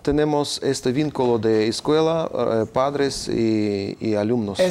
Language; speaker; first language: Spanish; non-native, fluent; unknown